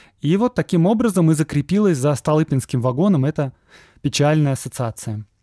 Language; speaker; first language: Russian; native; Russian